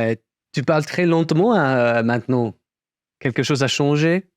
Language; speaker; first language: French; non-native, learner; English